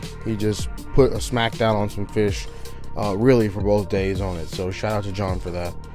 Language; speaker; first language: English; native; English